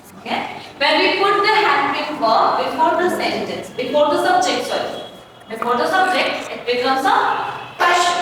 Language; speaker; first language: English; non-native, local second language; Hindi